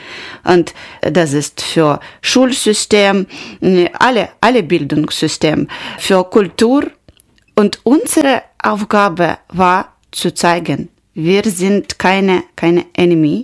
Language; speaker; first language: German; non-native, learner; Ukrainian